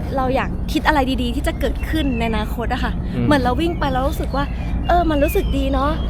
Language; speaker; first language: Thai; early bilingual, other home language; Italian